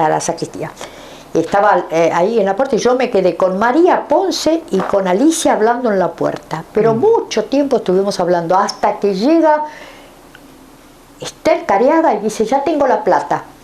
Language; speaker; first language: Spanish; native; Spanish